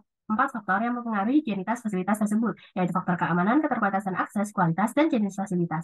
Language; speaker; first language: Indonesian; native; Indonesian